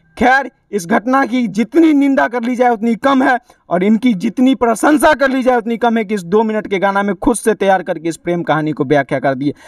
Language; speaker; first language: Hindi; native; Hindi